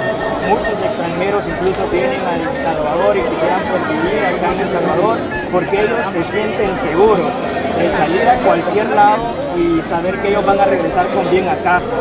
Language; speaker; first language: Spanish; native; Spanish